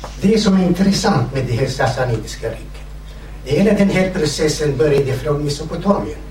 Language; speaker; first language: Swedish; non-native, fluent; Kurdish